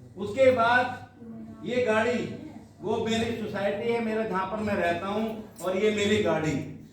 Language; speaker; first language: Hindi; native; Hindi